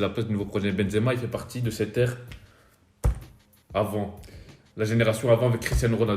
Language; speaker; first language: French; native; French